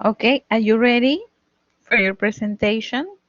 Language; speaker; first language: English; non-native, fluent; Spanish